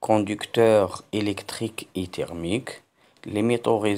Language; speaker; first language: French; non-native, local second language; Arabic